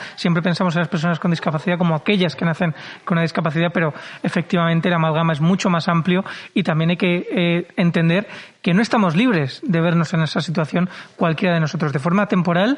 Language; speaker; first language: Spanish; native; Spanish